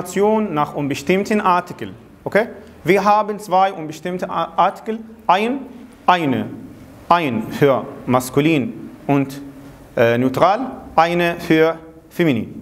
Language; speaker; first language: German; non-native, fluent; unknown